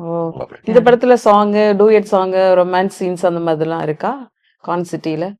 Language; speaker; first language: Tamil; native; Tamil